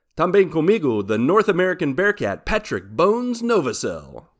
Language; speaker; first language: Portuguese; non-native, learner; English